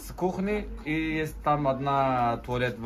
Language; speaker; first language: Russian; non-native, learner; Turkish